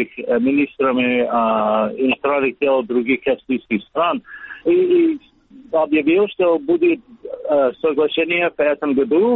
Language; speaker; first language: Russian; non-native, learner; English